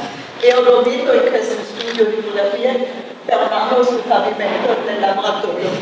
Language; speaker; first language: Italian; non-native, fluent; German